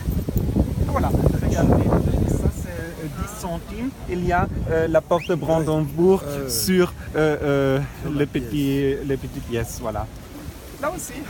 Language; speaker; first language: French; non-native, fluent; German